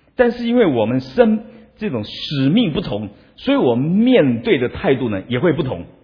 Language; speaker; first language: Chinese; non-native, local second language; Min Nan Chinese